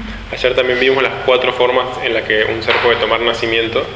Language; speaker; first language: Spanish; native; Spanish